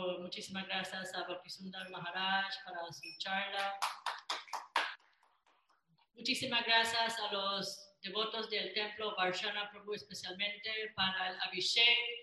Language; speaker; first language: Spanish; non-native, fluent; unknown